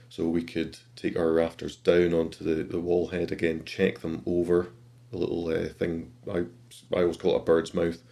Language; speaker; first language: English; native; English